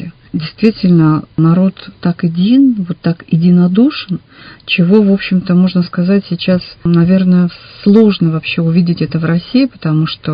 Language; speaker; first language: Russian; native; Russian